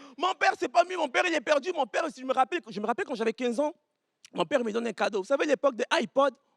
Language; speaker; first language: French; early bilingual, other home language; Lingala